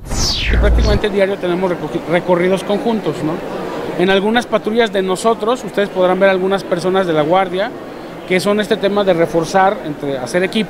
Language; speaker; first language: Spanish; native; Spanish